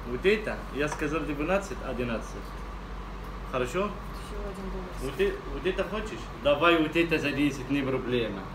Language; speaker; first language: Russian; non-native, learner; Arabic